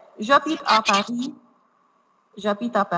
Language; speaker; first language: French; non-native, fluent; Arabic